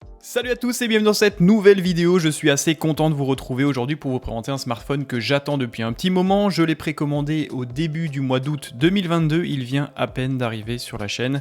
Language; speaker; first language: French; native; French